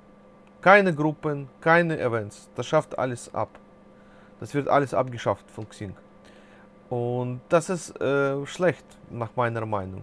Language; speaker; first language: German; non-native, fluent; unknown